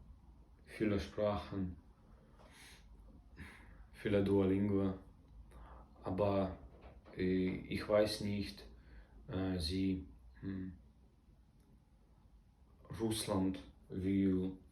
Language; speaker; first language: German; non-native, learner; Russian